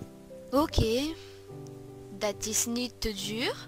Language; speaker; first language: Dutch; non-native, learner; French